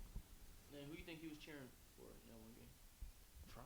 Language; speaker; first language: English; native; English